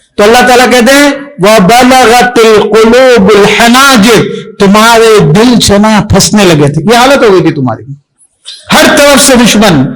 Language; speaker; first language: Urdu; native; Urdu